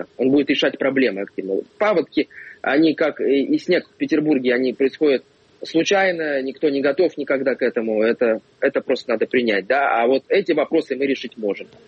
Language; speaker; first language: Russian; native; Russian